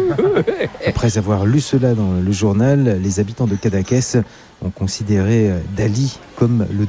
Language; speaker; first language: French; native; French